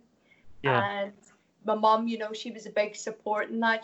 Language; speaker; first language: English; native; English